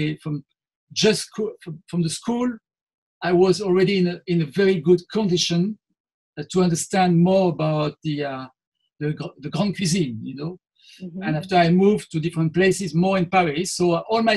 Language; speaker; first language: English; non-native, fluent; French